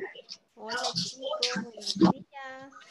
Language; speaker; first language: Spanish; native; Spanish